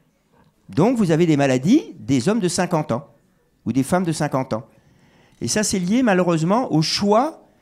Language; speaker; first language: French; native; French